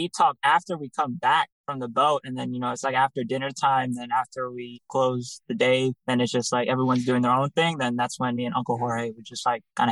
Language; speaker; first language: English; native; English